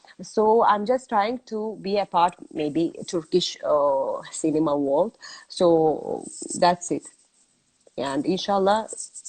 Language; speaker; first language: English; non-native, learner; Azerbaijani